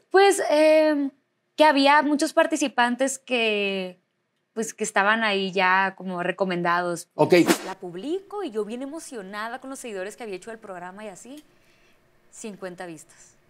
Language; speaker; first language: Spanish; native; Spanish